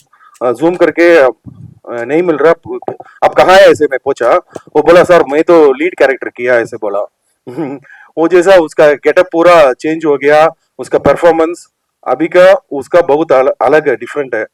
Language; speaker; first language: Hindi; non-native, local second language; Telugu